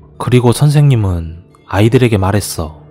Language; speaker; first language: Korean; native; Korean